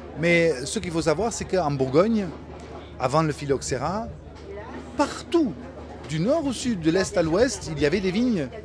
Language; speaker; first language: French; non-native, fluent; German